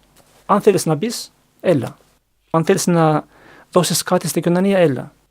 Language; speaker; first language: Greek; non-native, learner; Turkish